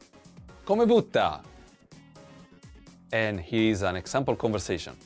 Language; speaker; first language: English; non-native, fluent; Italian